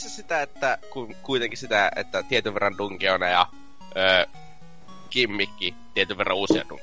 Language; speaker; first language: Finnish; native; Finnish